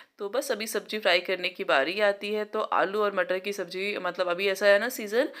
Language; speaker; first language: Hindi; non-native, local second language; Marathi